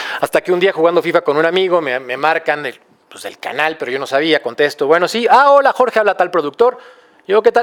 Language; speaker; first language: Spanish; native; Spanish